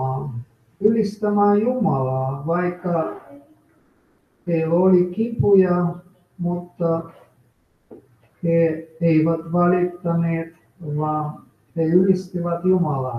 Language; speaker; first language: Finnish; non-native, fluent; Russian